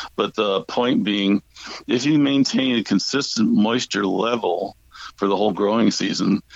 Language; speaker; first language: English; native; English